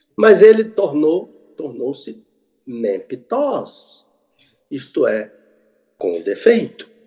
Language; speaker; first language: Portuguese; native; Portuguese